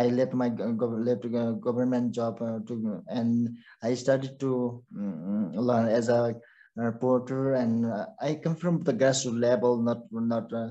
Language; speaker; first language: English; non-native, learner; Sherpa